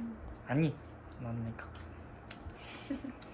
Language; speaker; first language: Korean; non-native, learner; Vietnamese